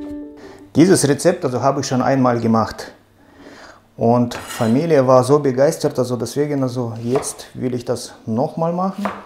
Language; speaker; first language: German; non-native, fluent; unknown